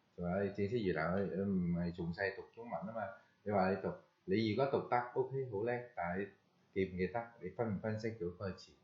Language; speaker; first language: Cantonese; early bilingual, heritage; Cantonese